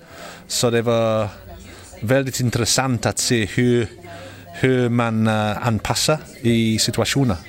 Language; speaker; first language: Swedish; non-native, learner; English